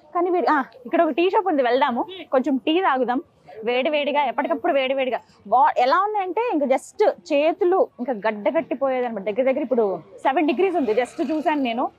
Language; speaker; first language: Telugu; native; Telugu